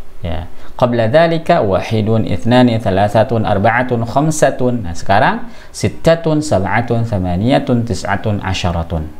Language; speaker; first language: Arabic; non-native, fluent; Indonesian